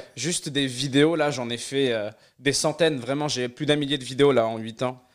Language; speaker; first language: French; non-native, local second language; Arabic